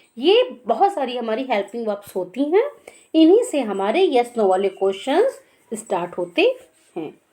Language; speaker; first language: Hindi; native; Hindi